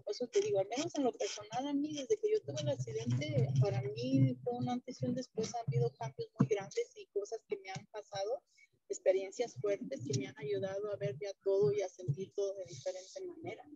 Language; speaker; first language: Spanish; native; Spanish